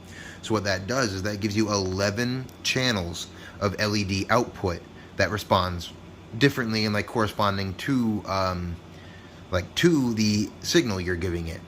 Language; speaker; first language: English; native; English